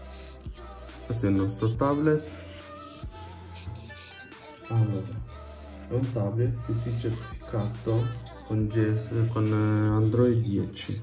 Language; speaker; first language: Italian; non-native, fluent; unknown